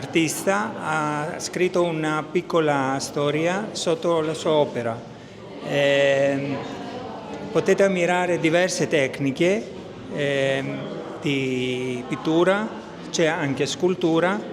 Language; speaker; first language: Italian; non-native, fluent; Greek